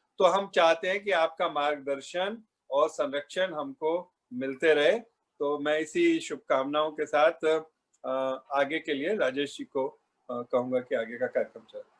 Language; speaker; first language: Hindi; native; Hindi